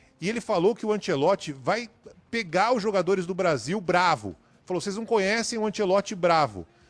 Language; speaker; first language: Portuguese; native; Portuguese